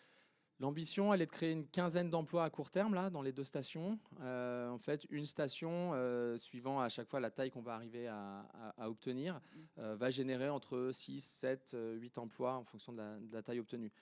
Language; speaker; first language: French; native; French